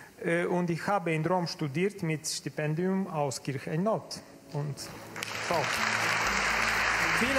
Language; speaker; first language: German; non-native, learner; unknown